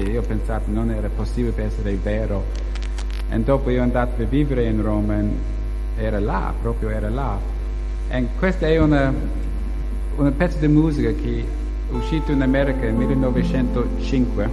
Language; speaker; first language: Italian; non-native, learner; English